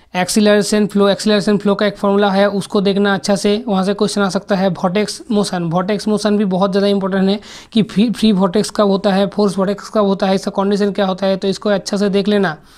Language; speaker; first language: Hindi; non-native, local second language; Bangla